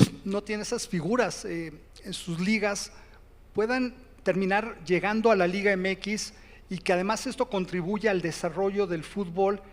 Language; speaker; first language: Spanish; native; Spanish